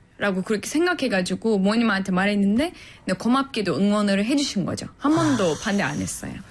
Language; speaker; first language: Korean; non-native, fluent; Turkish